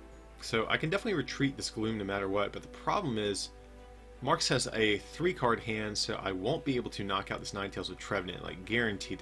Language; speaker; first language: English; native; English